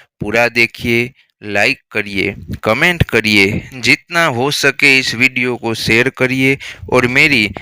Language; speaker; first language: Hindi; non-native, local second language; Gujarati